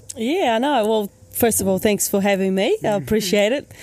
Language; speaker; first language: English; native; English